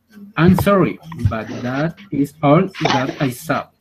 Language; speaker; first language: English; non-native, learner; Spanish